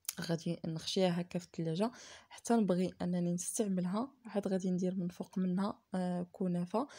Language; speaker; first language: Arabic; native; Arabic